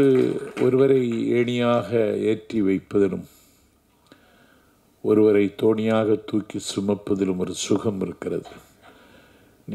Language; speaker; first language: Tamil; native; Tamil